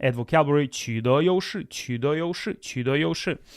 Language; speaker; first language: Chinese; non-native, fluent; Russian